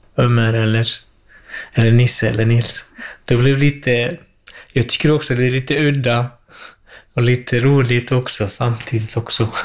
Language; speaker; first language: Swedish; non-native, fluent; Kurdish